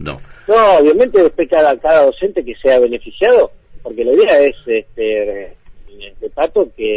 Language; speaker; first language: Spanish; native; Spanish